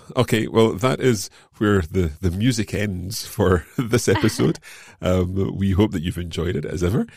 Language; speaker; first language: English; native; English